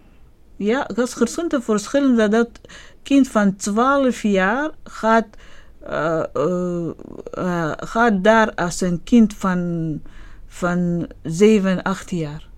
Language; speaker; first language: Dutch; non-native, learner; Arabic